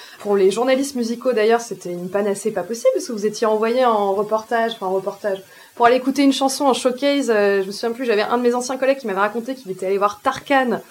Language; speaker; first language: French; native; French